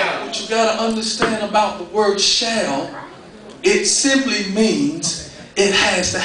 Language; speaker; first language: English; native; English